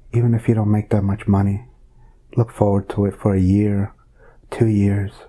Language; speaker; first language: English; native; English